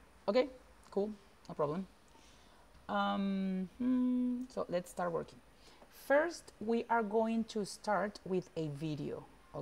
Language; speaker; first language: English; non-native, fluent; Spanish